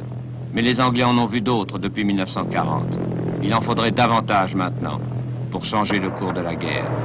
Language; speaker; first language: French; native; French